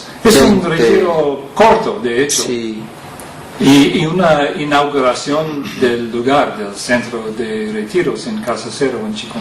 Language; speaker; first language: Spanish; non-native, fluent; English